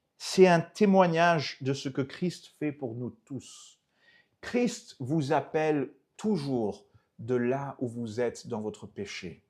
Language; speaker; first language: French; native; French